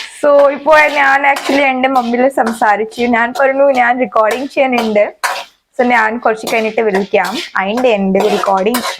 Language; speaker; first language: Malayalam; non-native, learner; Kannada